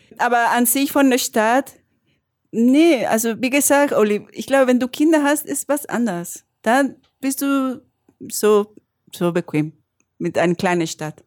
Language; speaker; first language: German; non-native, fluent; Spanish